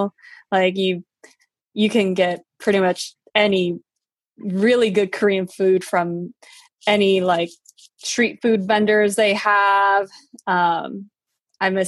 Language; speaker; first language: English; early bilingual, other home language; Korean